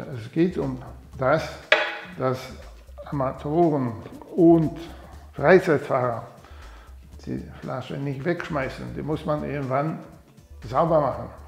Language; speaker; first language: German; non-native, fluent; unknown